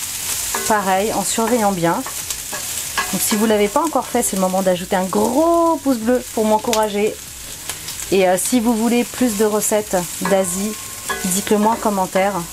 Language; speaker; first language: French; native; French